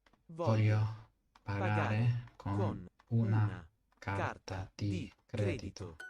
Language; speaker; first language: Italian; non-native, learner; English